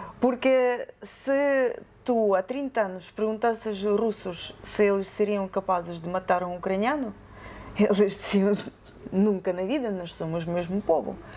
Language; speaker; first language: Portuguese; non-native, fluent; Ukrainian